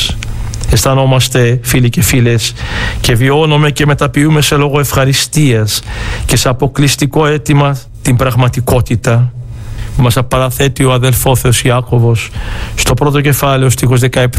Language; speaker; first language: Greek; native; Greek